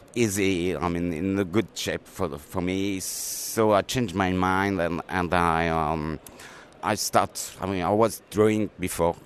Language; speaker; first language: English; non-native, learner; French